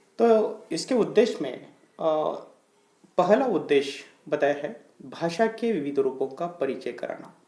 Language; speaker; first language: Hindi; non-native, local second language; Marathi